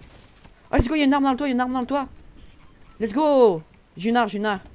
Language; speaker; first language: French; native; French